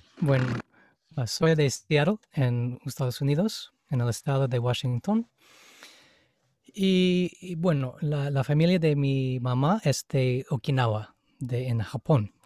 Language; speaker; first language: Spanish; non-native, fluent; English